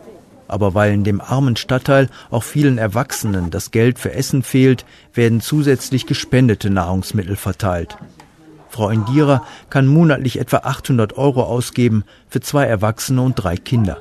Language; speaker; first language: German; native; German